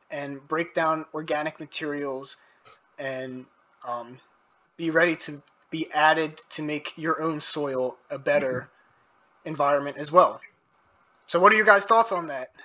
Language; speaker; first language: English; native; English